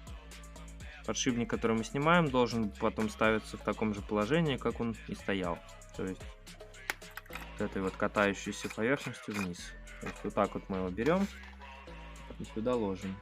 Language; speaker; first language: Russian; native; Russian